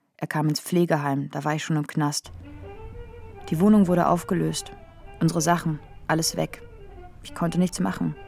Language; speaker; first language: German; native; German